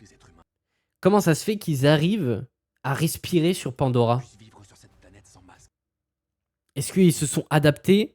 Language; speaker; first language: French; native; French